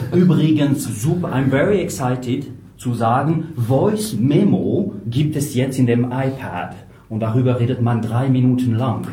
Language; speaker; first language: German; non-native, fluent; French